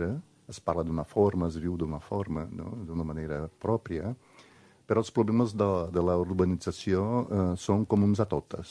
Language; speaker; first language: Catalan; non-native, fluent; Portuguese